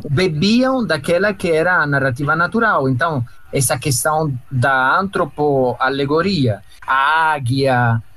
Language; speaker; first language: Portuguese; non-native, fluent; Italian